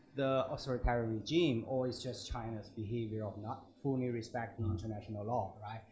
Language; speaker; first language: English; native; English